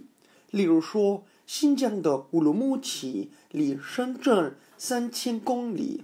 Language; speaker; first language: Chinese; non-native, fluent; English